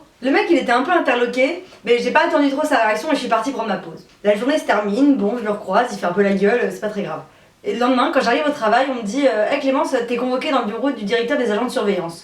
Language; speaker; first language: French; native; French